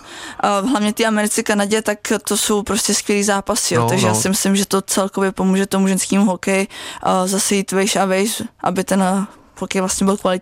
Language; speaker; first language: Czech; native; Czech